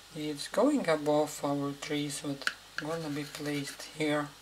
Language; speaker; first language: English; non-native, fluent; Russian